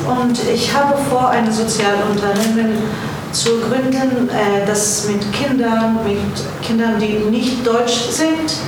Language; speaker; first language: German; non-native, learner; Greek